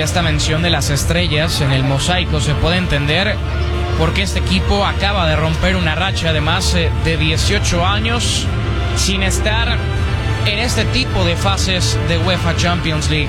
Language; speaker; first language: Spanish; native; Spanish